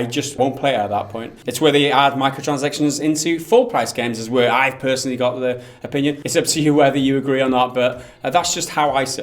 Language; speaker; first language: English; native; English